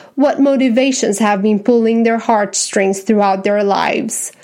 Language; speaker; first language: English; non-native, fluent; Romanian